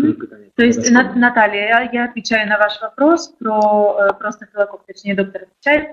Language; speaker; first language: Polish; non-native, learner; Russian